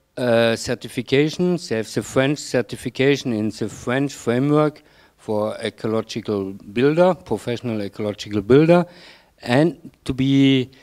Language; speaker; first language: English; non-native, fluent; German